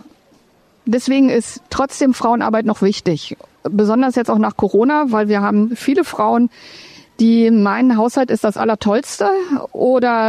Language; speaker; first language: German; native; German